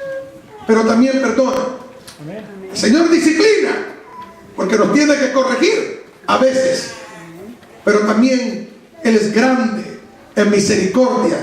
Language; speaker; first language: Spanish; native; Spanish